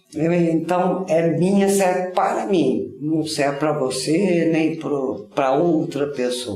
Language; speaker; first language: Portuguese; native; Portuguese